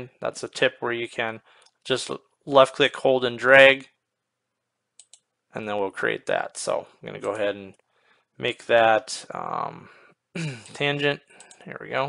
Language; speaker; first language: English; native; English